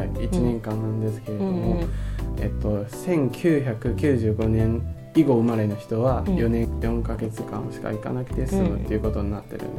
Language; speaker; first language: Japanese; non-native, fluent; Chinese